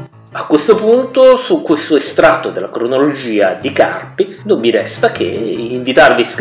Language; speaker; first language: Italian; native; Italian